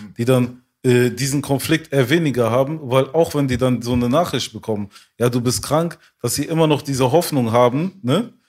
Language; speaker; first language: German; early bilingual, other home language; French